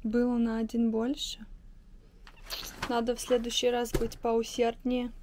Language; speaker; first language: Russian; native; Russian